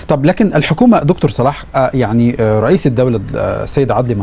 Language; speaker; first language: Arabic; native; Arabic